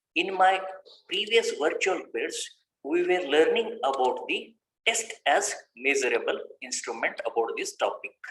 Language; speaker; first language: English; non-native, local second language; Kannada